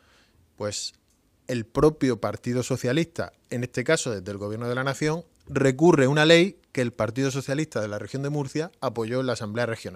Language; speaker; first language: Spanish; native; Spanish